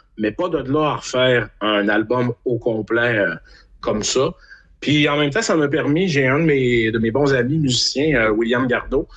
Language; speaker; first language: French; native; French